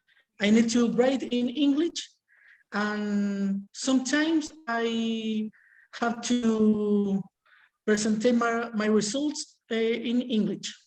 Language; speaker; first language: English; non-native, learner; Spanish